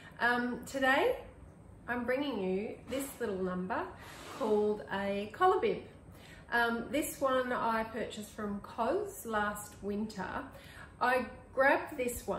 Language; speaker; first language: English; native; English